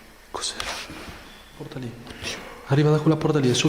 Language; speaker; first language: Italian; native; Italian